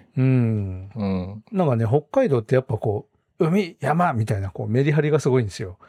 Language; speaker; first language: Japanese; native; Japanese